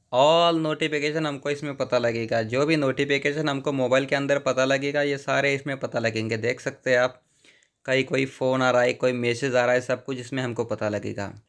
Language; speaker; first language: Hindi; non-native, local second language; Marathi